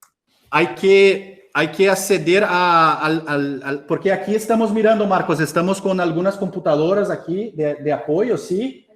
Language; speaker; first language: Spanish; non-native, fluent; Portuguese